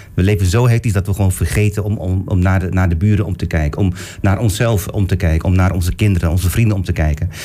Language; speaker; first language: Dutch; early bilingual, other home language; Turkish